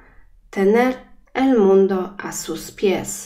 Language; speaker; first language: Spanish; non-native, fluent; Polish